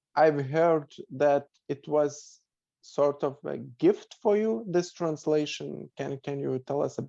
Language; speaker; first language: English; non-native, fluent; Lithuanian